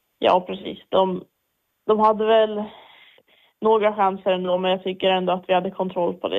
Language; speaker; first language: Swedish; native; Swedish